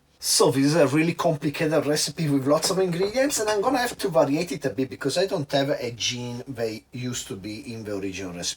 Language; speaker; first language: English; non-native, fluent; Italian